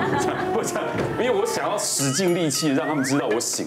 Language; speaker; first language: Chinese; native; Chinese